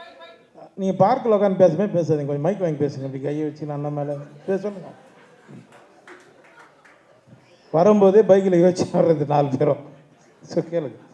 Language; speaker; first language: Tamil; native; Tamil